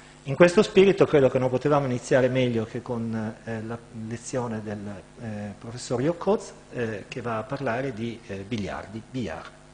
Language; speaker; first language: Italian; native; Italian